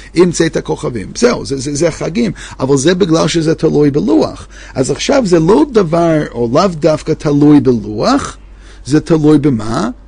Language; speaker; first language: Hebrew; non-native, fluent; English